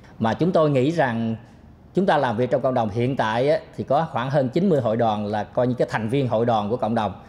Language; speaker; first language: Vietnamese; native; Vietnamese